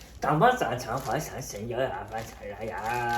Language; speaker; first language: Korean; native; Korean